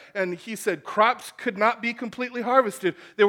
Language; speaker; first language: English; native; English